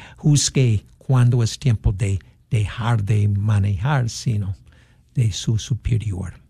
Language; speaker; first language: Spanish; non-native, fluent; English